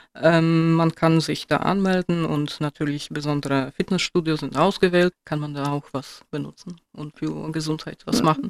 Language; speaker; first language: German; non-native, fluent; Polish